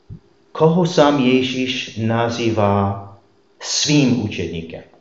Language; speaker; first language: Czech; non-native, fluent; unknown